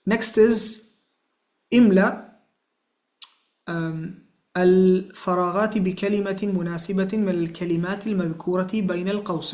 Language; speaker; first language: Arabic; non-native, fluent; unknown